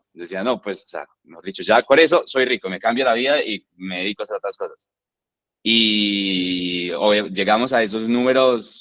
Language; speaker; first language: Spanish; native; Spanish